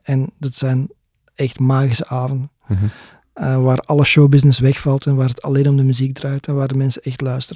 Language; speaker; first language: Dutch; native; Dutch